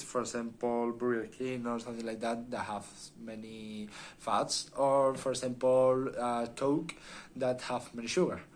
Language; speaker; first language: English; non-native, learner; Spanish